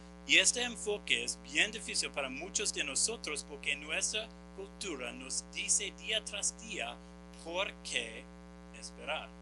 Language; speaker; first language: Spanish; non-native, fluent; English